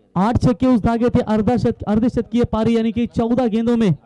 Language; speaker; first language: Hindi; non-native, local second language; Marathi